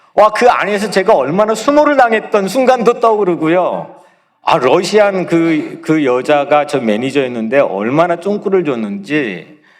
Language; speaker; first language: Korean; native; Korean